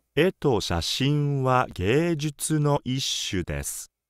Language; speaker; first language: Japanese; native; Japanese